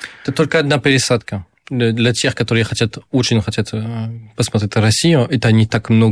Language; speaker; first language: Russian; non-native, learner; French